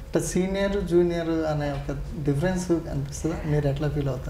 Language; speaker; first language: Telugu; native; Telugu